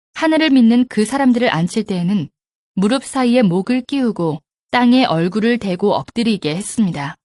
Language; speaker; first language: Korean; native; Korean